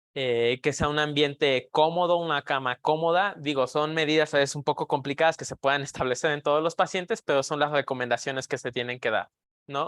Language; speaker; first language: Spanish; native; Spanish